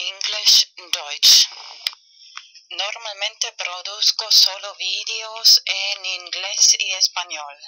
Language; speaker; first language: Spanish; non-native, fluent; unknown